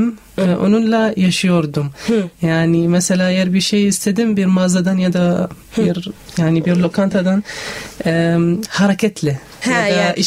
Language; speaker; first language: Turkish; non-native, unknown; Arabic